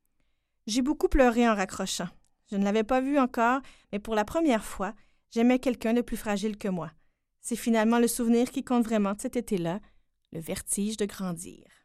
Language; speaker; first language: French; native; French